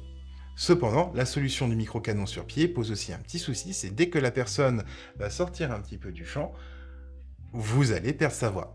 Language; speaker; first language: French; native; French